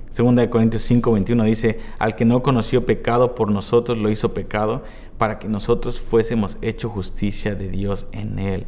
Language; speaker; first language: Spanish; native; Spanish